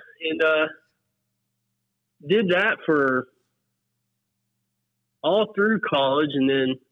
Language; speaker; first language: English; native; English